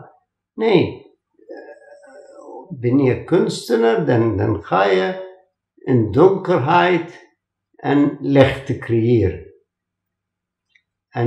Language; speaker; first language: Dutch; non-native, fluent; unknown